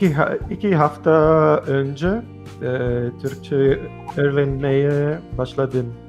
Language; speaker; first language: Turkish; non-native, learner; Portuguese